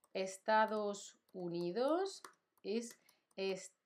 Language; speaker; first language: English; non-native, fluent; Spanish